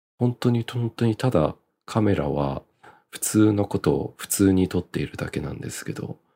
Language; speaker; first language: Japanese; native; Japanese